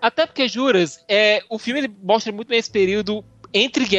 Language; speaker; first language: Portuguese; native; Portuguese